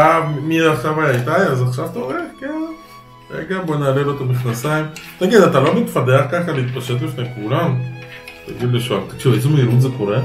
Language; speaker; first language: Hebrew; native; Hebrew